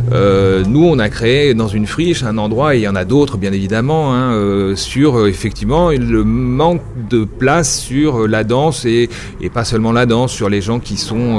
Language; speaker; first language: French; native; French